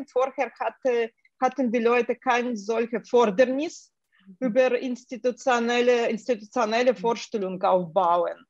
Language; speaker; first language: German; non-native, fluent; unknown